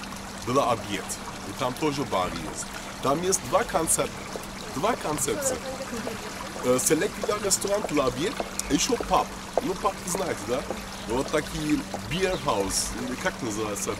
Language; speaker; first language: Russian; non-native, learner; Turkish